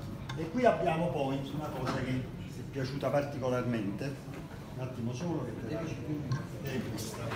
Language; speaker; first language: Italian; native; Italian